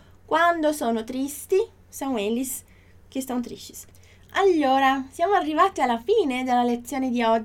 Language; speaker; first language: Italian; non-native, fluent; Portuguese